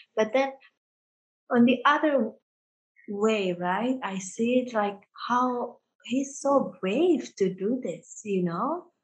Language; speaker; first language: English; early bilingual, heritage; Indonesian